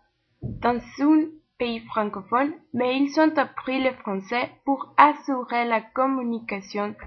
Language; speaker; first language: French; non-native, learner; Spanish